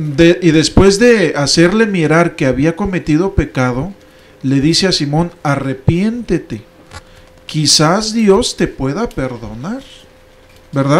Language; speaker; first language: Spanish; native; Spanish